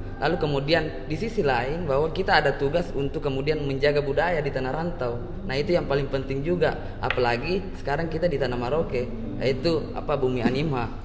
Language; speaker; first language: Indonesian; native; Indonesian